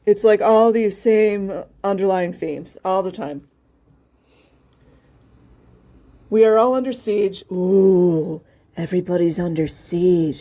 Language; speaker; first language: English; native; English